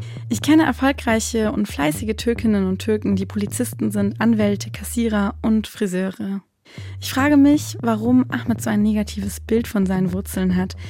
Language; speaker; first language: German; native; German